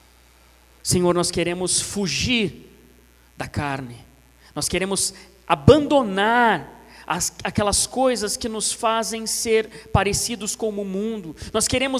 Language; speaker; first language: Portuguese; native; Portuguese